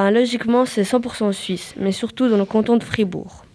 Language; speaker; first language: French; native; French